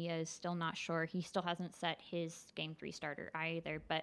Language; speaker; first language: English; native; English